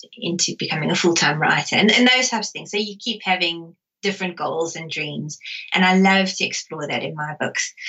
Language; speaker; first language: English; native; English